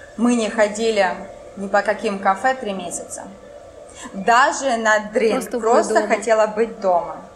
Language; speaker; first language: Russian; non-native, local second language; French